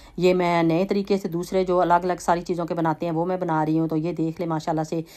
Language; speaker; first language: Urdu; native; Urdu